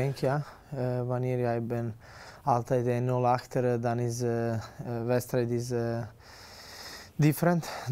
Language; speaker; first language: Dutch; non-native, learner; Serbian